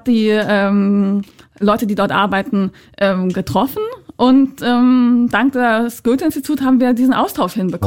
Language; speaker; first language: German; native; German